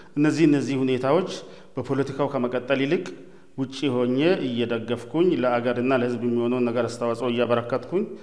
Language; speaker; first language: Amharic; non-native, local second language; Oromo